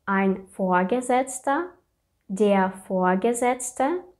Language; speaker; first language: German; non-native, fluent; Russian